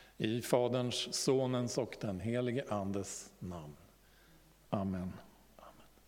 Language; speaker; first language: Swedish; native; Swedish